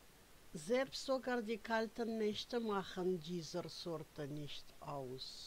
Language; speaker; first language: German; non-native, fluent; Russian